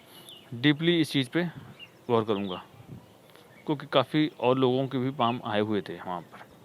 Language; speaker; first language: Hindi; native; Hindi